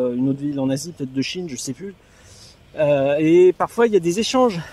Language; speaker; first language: French; native; French